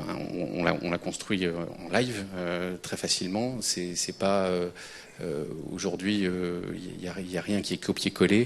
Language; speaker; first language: French; native; French